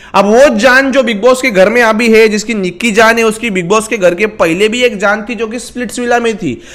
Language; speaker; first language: Hindi; non-native, local second language; Marathi